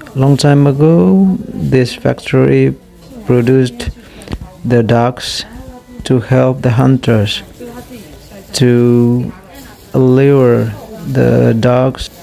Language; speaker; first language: English; non-native, fluent; Indonesian